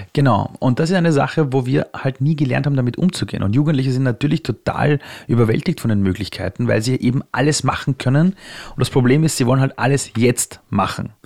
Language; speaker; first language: German; early bilingual, other home language; Persian